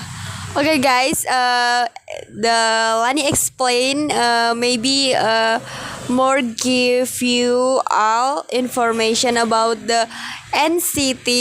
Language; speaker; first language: English; non-native, learner; Indonesian